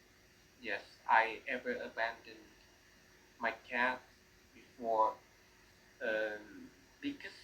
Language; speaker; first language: English; non-native, learner; Vietnamese